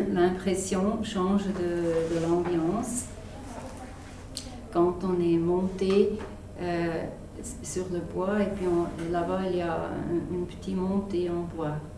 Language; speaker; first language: French; non-native, fluent; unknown